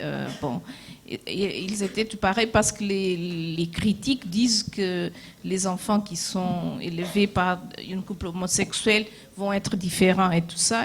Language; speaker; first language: French; non-native, fluent; Portuguese